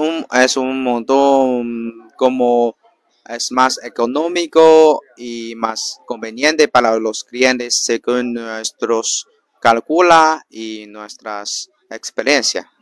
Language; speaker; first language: Spanish; non-native, learner; Chinese